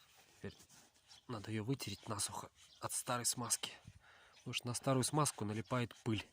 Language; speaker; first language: Russian; native; Russian